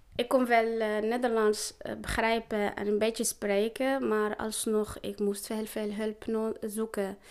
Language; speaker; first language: Dutch; non-native, learner; Arabic